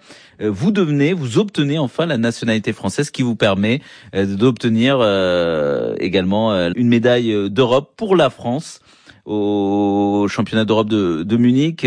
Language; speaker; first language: French; native; French